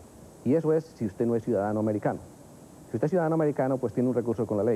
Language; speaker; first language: Spanish; native; Spanish